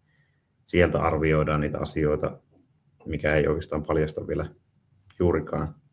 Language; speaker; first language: Finnish; native; Finnish